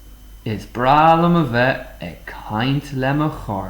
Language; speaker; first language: Irish; non-native, local second language; English